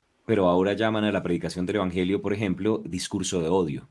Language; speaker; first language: Spanish; native; Spanish